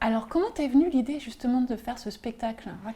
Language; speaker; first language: French; native; French